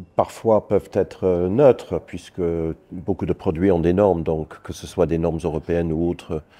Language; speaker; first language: French; non-native, fluent; English